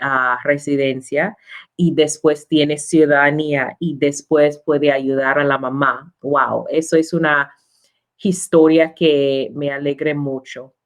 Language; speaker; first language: Spanish; non-native, learner; English